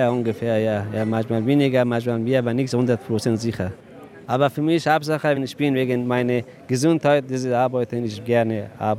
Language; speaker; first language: German; non-native, learner; Persian